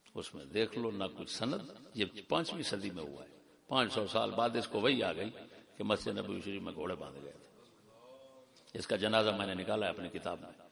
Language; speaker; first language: Urdu; non-native, local second language; Punjabi